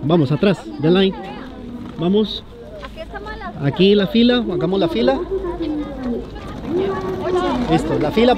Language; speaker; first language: Spanish; native; Spanish